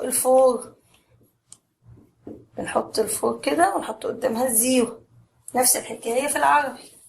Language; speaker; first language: Arabic; native; Arabic